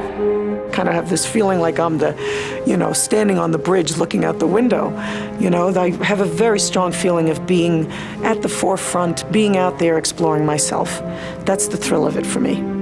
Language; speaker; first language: English; native; English